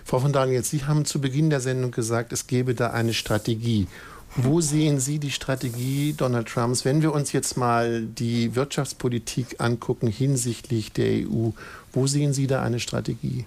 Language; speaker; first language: German; native; German